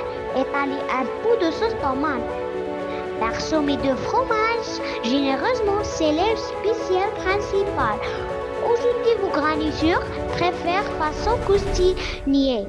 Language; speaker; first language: French; non-native, learner; Arabic